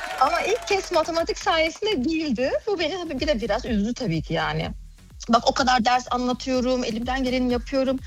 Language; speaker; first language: Turkish; early bilingual, heritage; Turkish